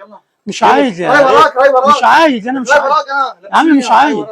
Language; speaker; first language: Arabic; native; Arabic